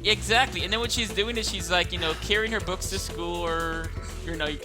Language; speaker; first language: English; native; English